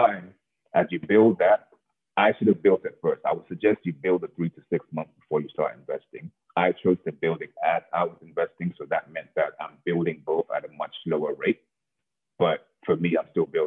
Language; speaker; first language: English; non-native, local second language; Yoruba